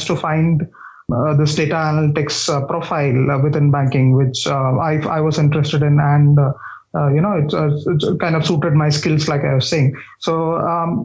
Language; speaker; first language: English; non-native, local second language; Malayalam